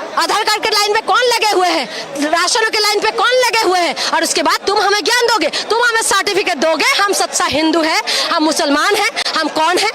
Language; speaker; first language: Hindi; non-native, local second language; Assamese